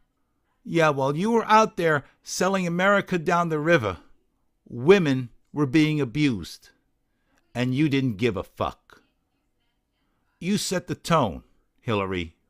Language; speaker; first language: English; native; English